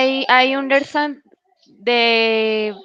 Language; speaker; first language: English; non-native, learner; Spanish